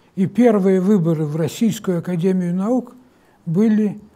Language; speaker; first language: Russian; native; Russian